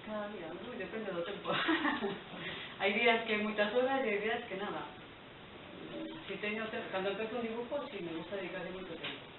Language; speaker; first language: Spanish; non-native, local second language; Galician